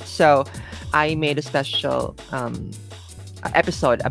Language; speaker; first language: English; non-native, local second language; Filipino